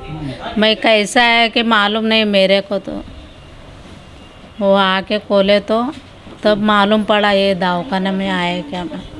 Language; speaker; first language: Hindi; non-native, local second language; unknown